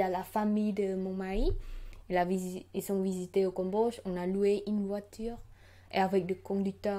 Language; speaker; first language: French; non-native, learner; Khmer